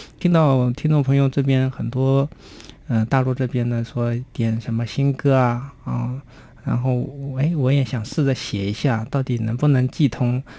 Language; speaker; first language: Chinese; native; Chinese